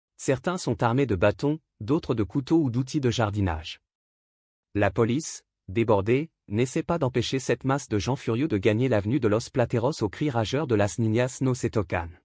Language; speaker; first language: French; native; French